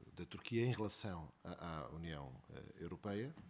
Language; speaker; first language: Portuguese; native; Portuguese